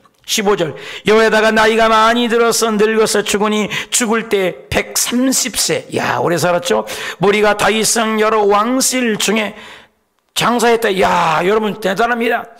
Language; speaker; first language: Korean; native; Korean